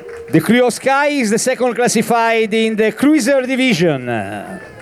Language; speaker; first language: English; non-native, learner; Italian